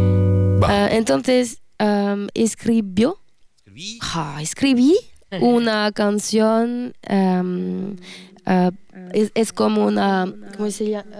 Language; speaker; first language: Spanish; non-native, learner; French